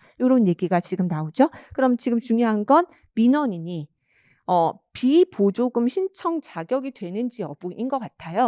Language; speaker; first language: Korean; native; Korean